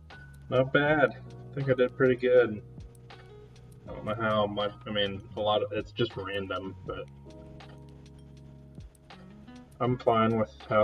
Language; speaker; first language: English; native; English